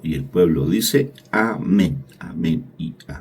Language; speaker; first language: Spanish; native; Spanish